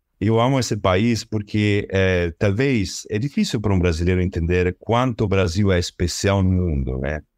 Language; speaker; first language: Portuguese; non-native, fluent; Italian